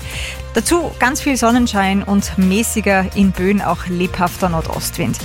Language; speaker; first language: German; native; German